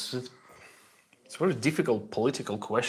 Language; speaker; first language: English; non-native, learner; Russian